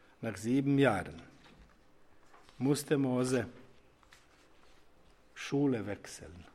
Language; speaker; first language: German; non-native, learner; Croatian